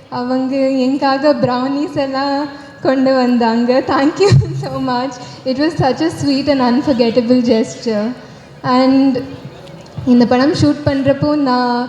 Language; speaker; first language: Tamil; non-native, learner; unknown